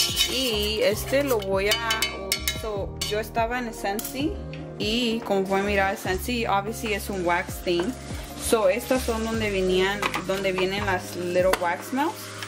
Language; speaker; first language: Spanish; early bilingual, heritage; Spanish